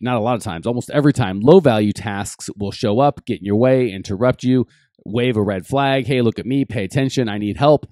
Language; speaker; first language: English; native; English